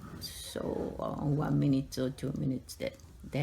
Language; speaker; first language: English; non-native, learner; Japanese